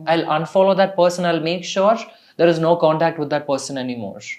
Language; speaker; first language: English; non-native, local second language; Malayalam